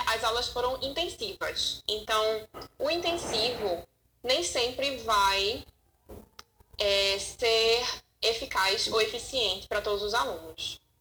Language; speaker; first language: Portuguese; native; Portuguese